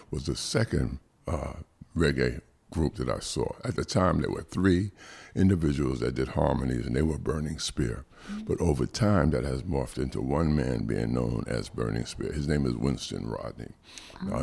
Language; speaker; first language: English; native; English